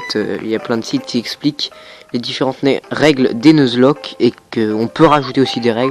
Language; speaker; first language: French; native; French